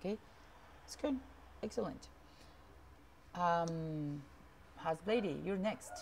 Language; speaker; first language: English; non-native, fluent; Spanish